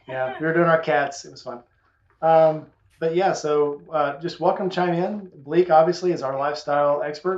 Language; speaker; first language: English; native; English